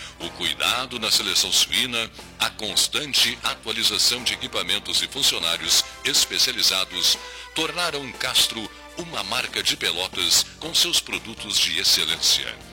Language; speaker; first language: Portuguese; native; Portuguese